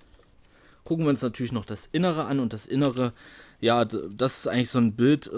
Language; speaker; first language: German; native; German